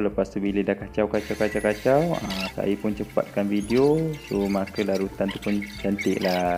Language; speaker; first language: Malay; native; Malay